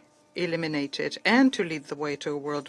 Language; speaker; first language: English; non-native, fluent; Portuguese